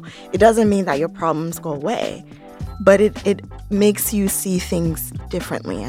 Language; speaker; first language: English; non-native, local second language; Yoruba